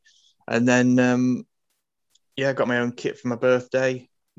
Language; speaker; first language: English; native; English